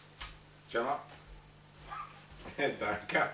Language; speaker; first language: Swedish; native; Swedish